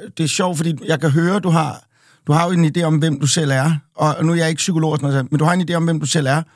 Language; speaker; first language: Danish; native; Danish